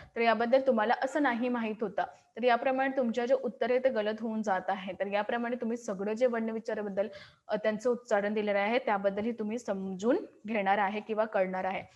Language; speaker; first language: Marathi; non-native, local second language; Hindi